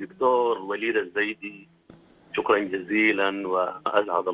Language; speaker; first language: Arabic; native; Arabic